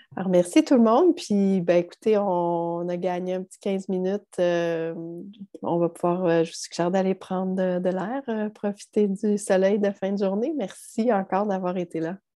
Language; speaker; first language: French; native; French